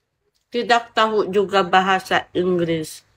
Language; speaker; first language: Indonesian; non-native, learner; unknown